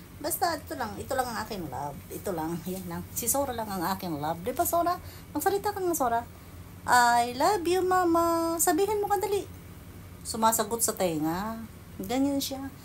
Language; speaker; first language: Filipino; native; Filipino